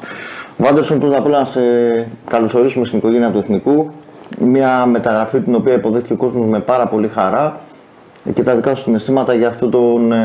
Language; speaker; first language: Greek; native; Greek